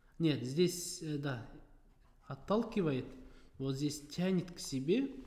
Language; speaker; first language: Russian; non-native, local second language; Kazakh